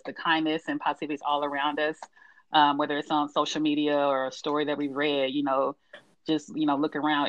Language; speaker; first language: English; native; English